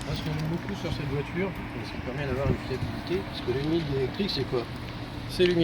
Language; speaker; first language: French; native; French